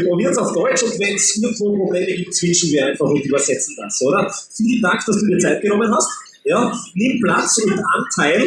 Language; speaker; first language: German; native; German